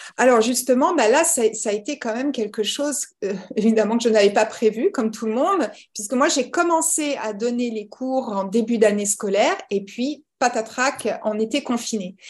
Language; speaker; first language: French; early bilingual, other home language; English